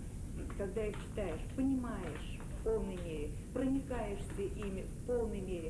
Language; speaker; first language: Russian; native; Russian